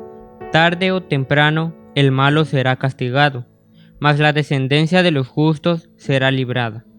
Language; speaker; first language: Spanish; native; Spanish